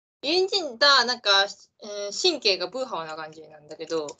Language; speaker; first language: Chinese; non-native, learner; Japanese